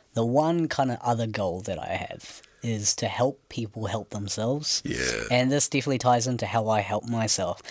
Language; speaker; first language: English; native; English